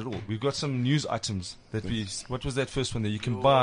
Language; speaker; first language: English; native; English